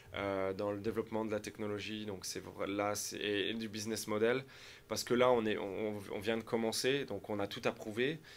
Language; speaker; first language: French; native; French